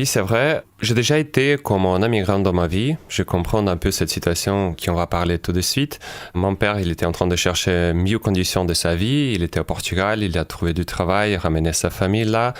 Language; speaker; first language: French; non-native, fluent; Ukrainian